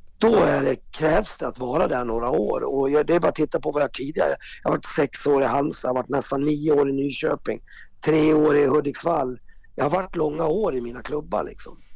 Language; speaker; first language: Swedish; native; Swedish